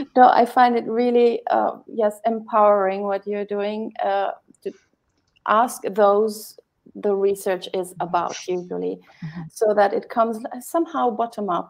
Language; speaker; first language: English; non-native, fluent; German